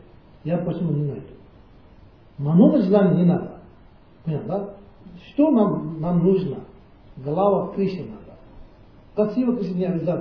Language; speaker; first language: Russian; non-native, learner; Tibetan